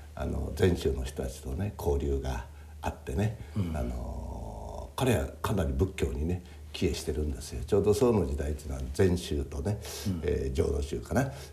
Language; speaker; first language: Japanese; native; Japanese